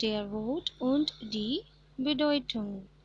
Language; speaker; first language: German; non-native, fluent; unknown